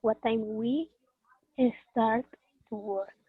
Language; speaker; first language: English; non-native, learner; Spanish